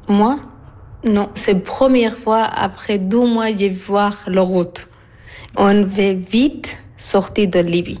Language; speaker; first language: French; non-native, learner; Arabic